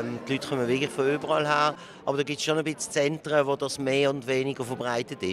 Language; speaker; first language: German; native; German